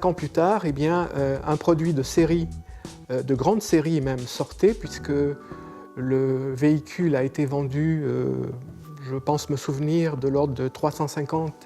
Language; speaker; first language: French; native; French